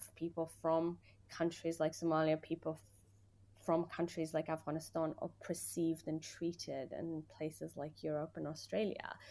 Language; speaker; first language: English; early bilingual, other home language; Persian